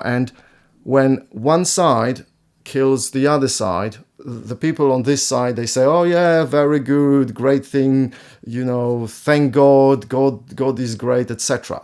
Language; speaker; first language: English; non-native, fluent; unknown